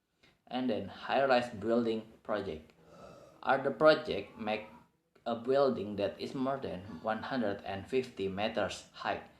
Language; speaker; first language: English; non-native, learner; Indonesian